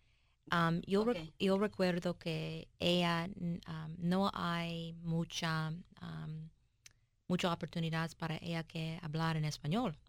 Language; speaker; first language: Spanish; early bilingual, heritage; English